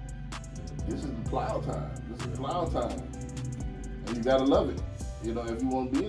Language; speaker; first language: English; native; English